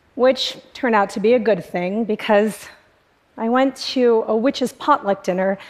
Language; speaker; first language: English; native; English